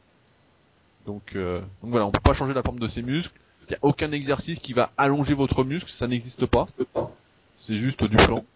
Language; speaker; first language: French; native; French